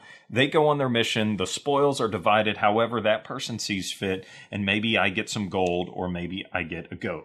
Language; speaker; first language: English; native; English